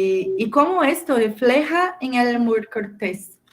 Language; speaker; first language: Spanish; non-native, fluent; Portuguese